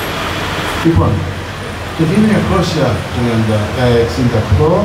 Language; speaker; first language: Greek; early bilingual, heritage; Greek